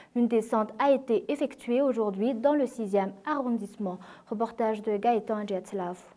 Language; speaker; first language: French; non-native, local second language; Malagasy